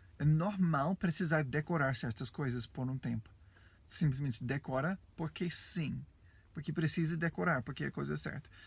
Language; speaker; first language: Portuguese; non-native, fluent; English